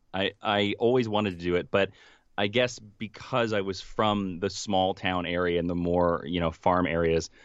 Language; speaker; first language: English; native; English